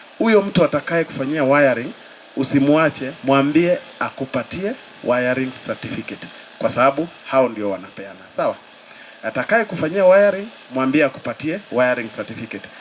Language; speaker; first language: Swahili; non-native, local second language; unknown